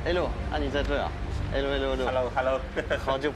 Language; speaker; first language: Chinese; non-native, fluent; French